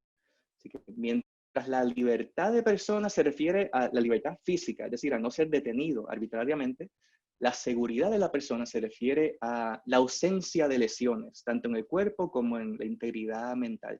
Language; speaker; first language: Spanish; native; Spanish